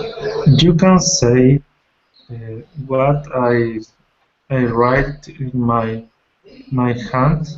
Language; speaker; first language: English; non-native, learner; Spanish